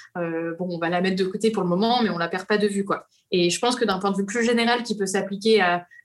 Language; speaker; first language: French; native; French